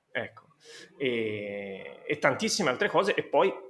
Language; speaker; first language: Italian; native; Italian